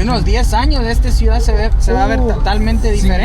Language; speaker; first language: Spanish; early bilingual, heritage; English